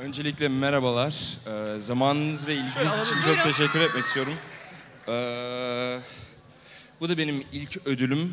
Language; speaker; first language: Turkish; early bilingual, heritage; Turkish